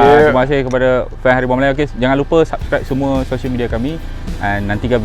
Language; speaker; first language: Malay; native; Malay